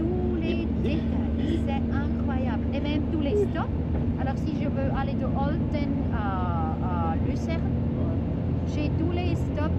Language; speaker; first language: French; non-native, local second language; German